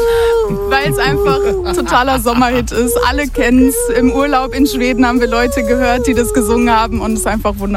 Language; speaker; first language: German; native; German